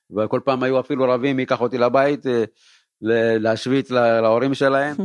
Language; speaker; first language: Hebrew; early bilingual, other home language; Amharic